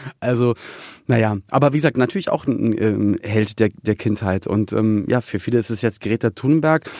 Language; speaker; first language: German; native; German